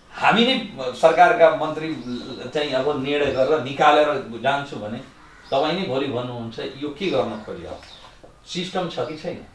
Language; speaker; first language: Nepali; non-native, local second language; Bhojpuri